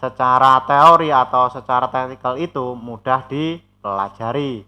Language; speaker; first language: Indonesian; native; Indonesian